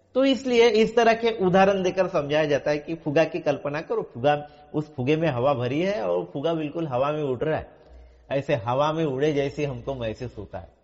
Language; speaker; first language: Hindi; non-native, local second language; Marathi